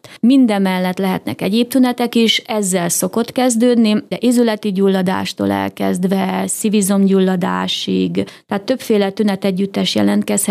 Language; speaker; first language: Hungarian; native; Hungarian